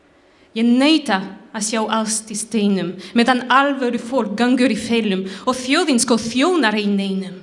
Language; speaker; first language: Icelandic; non-native, learner; French